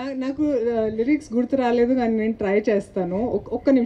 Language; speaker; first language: Telugu; non-native, local second language; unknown